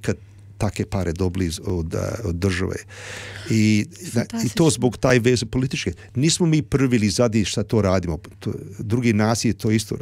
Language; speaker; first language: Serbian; early bilingual, heritage; Serbian